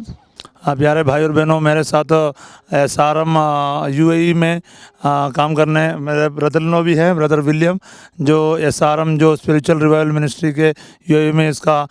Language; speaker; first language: Hindi; native; Hindi